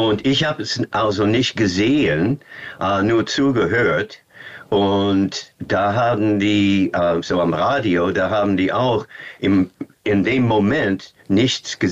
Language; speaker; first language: German; non-native, fluent; English